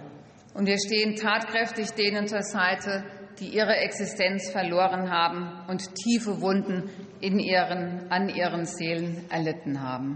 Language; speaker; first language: German; native; German